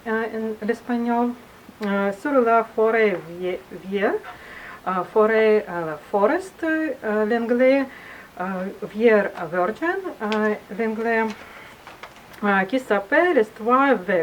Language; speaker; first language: French; non-native, learner; Russian